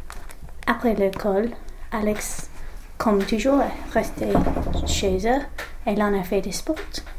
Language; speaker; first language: French; non-native, learner; English